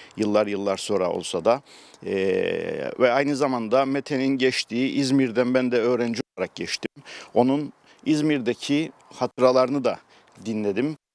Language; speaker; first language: Turkish; native; Turkish